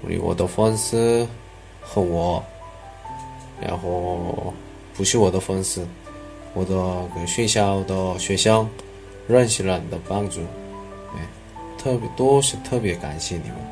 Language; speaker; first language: Chinese; non-native, learner; Korean